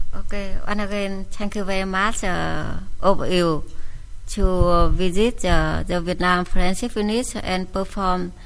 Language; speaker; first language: English; non-native, fluent; Vietnamese